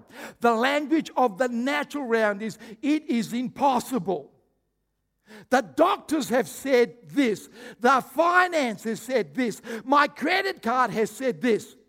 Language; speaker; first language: English; early bilingual, other home language; Croatian